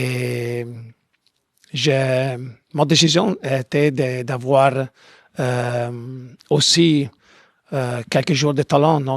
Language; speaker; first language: French; non-native, learner; Italian